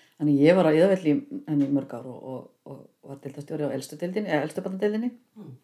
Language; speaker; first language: Icelandic; native; Icelandic